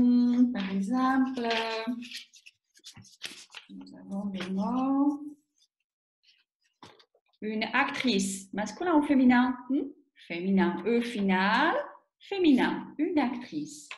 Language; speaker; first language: French; non-native, fluent; Slovak